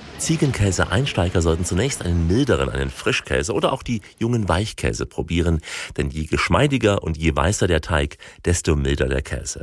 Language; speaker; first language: German; native; German